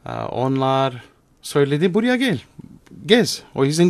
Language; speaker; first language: Turkish; non-native, learner; English